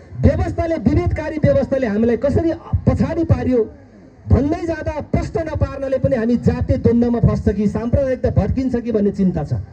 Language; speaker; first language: Nepali; non-native, local second language; Eastern Tamang